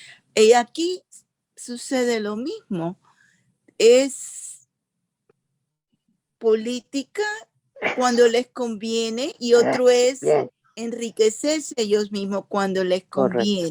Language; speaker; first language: Spanish; early bilingual, other home language; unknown